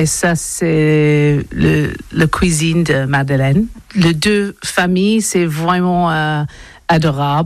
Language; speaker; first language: French; non-native, learner; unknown